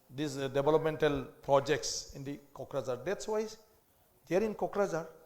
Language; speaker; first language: English; non-native, local second language; Assamese